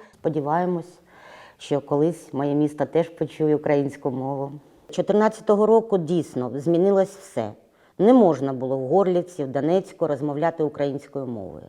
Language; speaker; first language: Ukrainian; non-native, local second language; Russian